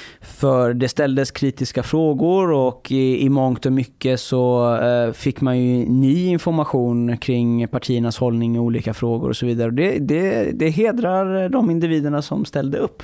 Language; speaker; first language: Swedish; early bilingual, other home language; Persian